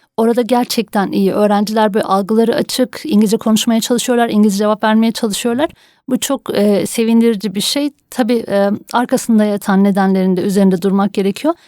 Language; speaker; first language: Turkish; native; Turkish